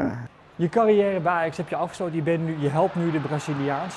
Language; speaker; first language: Dutch; native; Dutch